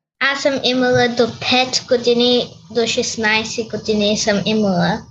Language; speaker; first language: Bulgarian; early bilingual, heritage; Bulgarian